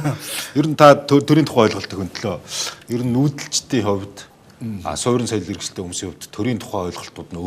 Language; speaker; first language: Mongolian; native; Mongolian